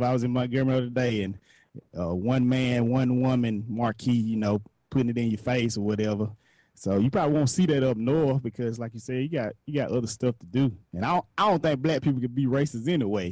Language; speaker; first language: English; native; English